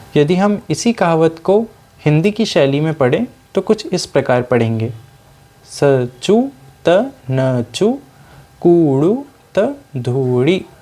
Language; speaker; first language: Hindi; non-native, local second language; Sindhi